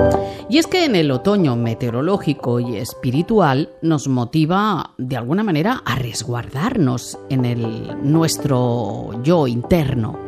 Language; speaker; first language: Spanish; native; Spanish